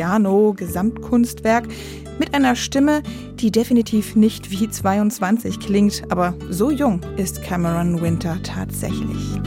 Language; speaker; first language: German; native; German